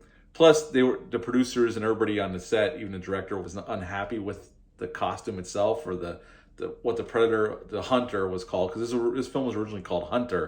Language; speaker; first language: English; native; English